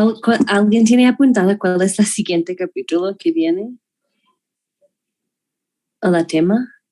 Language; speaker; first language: Spanish; non-native, fluent; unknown